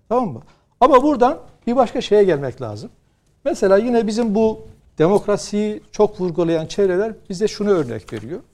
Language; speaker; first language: Turkish; native; Turkish